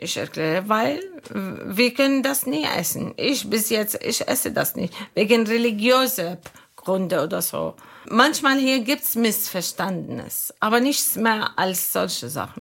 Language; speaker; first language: German; non-native, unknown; Arabic